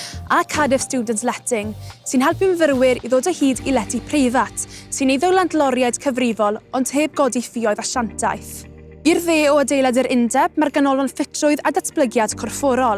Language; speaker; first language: Welsh; native; Welsh